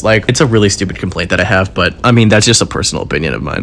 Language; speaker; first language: English; native; English